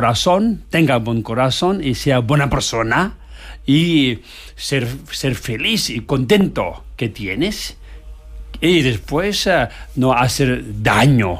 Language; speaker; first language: Spanish; non-native, learner; Tibetan